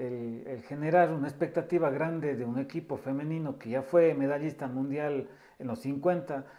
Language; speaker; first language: Spanish; native; Spanish